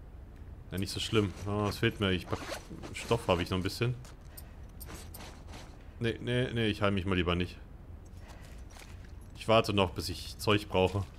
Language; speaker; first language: German; native; German